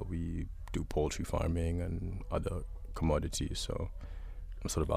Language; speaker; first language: English; non-native, local second language; Ganda